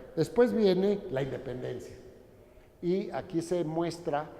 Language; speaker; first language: Spanish; native; Spanish